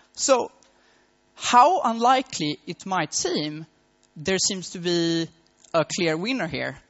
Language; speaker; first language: English; non-native, fluent; Swedish